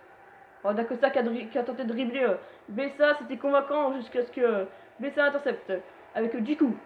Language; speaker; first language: French; native; French